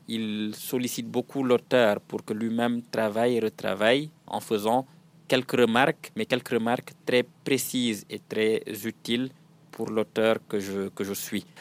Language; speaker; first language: French; non-native, local second language; Serer